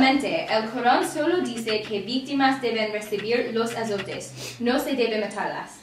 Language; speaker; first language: Spanish; non-native, learner; English